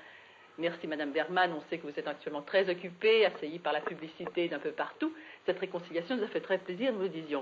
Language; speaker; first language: French; native; French